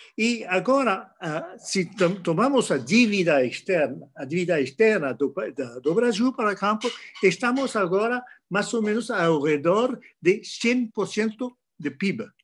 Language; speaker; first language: Portuguese; non-native, fluent; French